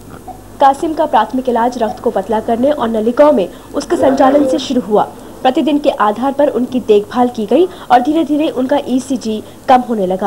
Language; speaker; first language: Hindi; native; Hindi